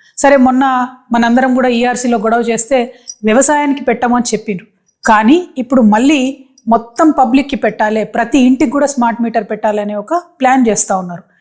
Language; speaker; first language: Telugu; native; Telugu